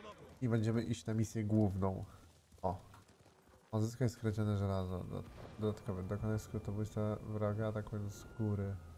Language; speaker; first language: Polish; native; Polish